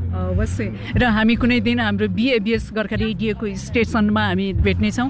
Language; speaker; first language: Nepali; native; Nepali